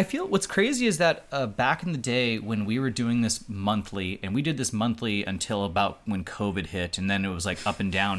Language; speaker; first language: English; native; English